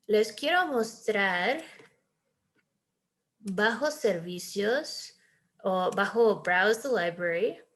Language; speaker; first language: Spanish; early bilingual, heritage; Spanish